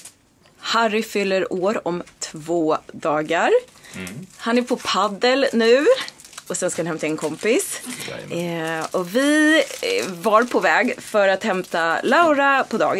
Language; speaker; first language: Swedish; native; Swedish